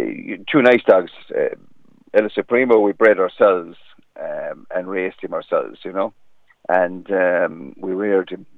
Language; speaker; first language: English; native; English